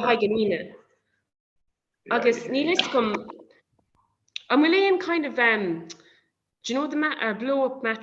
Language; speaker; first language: Irish; non-native, local second language; English